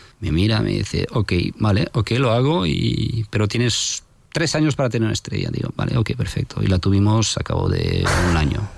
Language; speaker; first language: Spanish; non-native, fluent; French